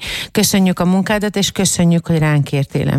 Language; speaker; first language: Hungarian; native; Hungarian